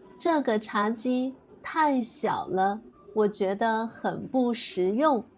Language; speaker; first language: Chinese; native; Chinese